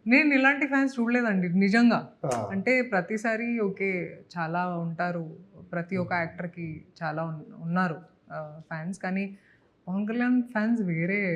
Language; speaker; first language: Telugu; non-native, fluent; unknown